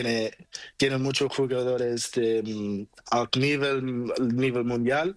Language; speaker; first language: Spanish; non-native, learner; Portuguese